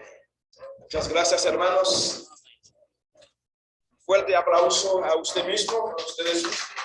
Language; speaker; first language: Spanish; non-native, fluent; Haitian Creole